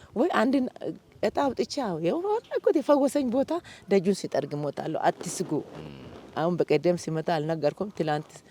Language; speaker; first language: Amharic; non-native, local second language; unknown